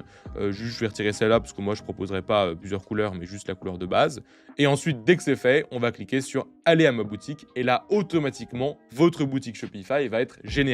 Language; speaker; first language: French; native; French